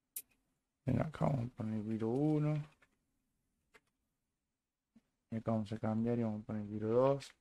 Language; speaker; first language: Spanish; native; Spanish